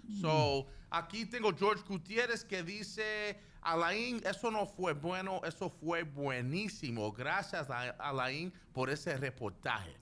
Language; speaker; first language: Spanish; early bilingual, heritage; Spanish